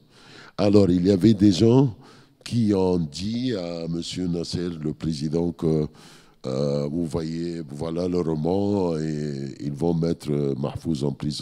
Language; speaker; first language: French; non-native, fluent; Arabic